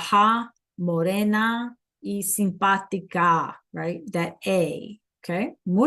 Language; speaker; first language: Spanish; non-native, learner; English